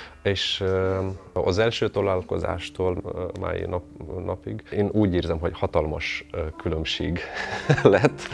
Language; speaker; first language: Hungarian; non-native, fluent; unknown